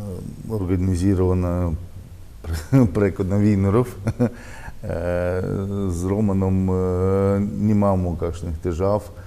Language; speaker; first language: Slovenian; non-native, learner; Russian